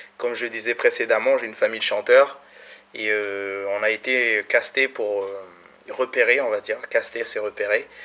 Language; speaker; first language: French; early bilingual, other home language; Malagasy